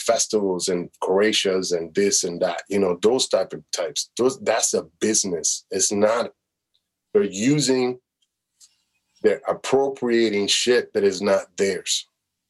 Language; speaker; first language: English; native; English